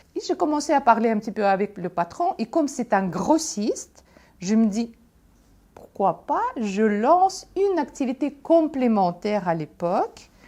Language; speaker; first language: French; non-native, fluent; Russian